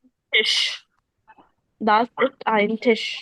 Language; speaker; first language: German; non-native, learner; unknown